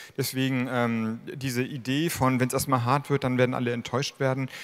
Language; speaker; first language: German; native; German